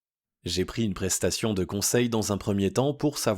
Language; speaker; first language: French; native; French